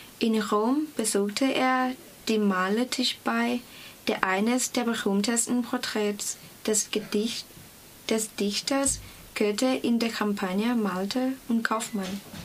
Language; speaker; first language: German; non-native, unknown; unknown